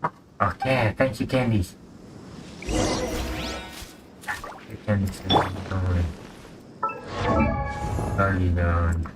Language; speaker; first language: English; non-native, learner; Indonesian